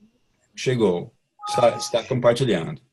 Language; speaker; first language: Portuguese; non-native, fluent; English